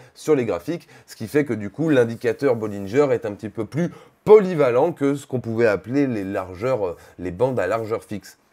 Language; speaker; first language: French; native; French